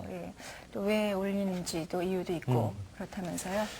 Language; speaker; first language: Korean; native; Korean